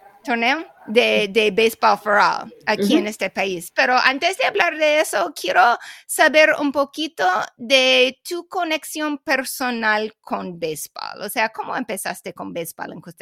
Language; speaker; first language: Spanish; non-native, fluent; English